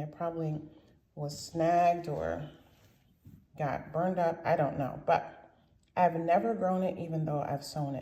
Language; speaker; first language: English; native; English